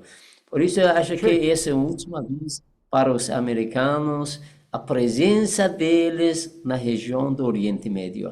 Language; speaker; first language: Portuguese; non-native, fluent; Persian